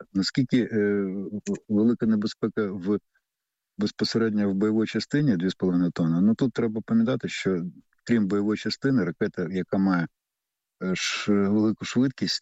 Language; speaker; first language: Ukrainian; native; Ukrainian